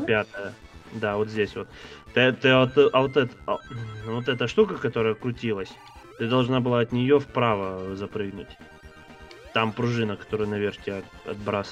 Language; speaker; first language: Russian; native; Russian